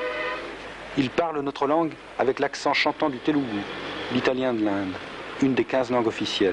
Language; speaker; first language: French; native; French